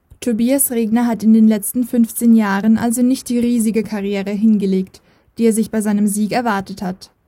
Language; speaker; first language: German; native; German